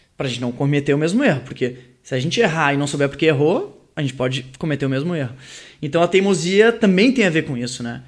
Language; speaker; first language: Portuguese; early bilingual, other home language; French